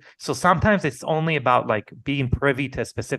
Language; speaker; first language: English; non-native, fluent; Hebrew